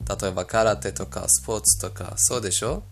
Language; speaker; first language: Japanese; non-native, fluent; Persian